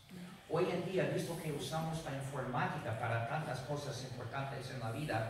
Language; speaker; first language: Spanish; non-native, fluent; English